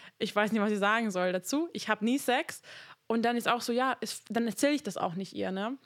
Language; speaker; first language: German; non-native, fluent; Hungarian